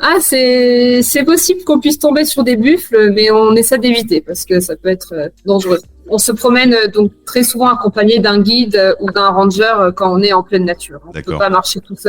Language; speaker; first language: French; native; French